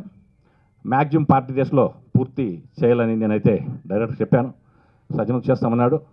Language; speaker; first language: Telugu; native; Telugu